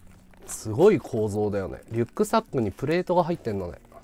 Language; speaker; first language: Japanese; native; Japanese